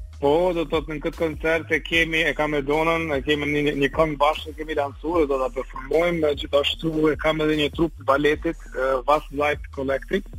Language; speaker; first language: Albanian; native; Albanian